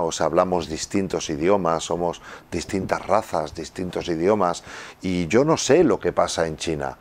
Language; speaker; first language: Spanish; native; Spanish